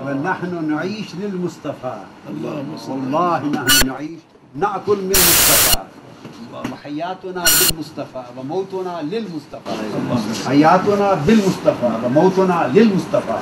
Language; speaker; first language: Arabic; non-native, learner; Urdu